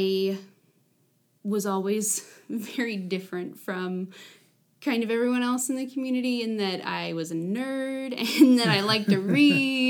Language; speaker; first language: English; native; English